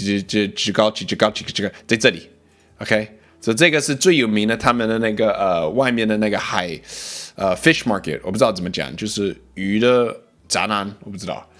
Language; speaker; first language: Chinese; early bilingual, heritage; English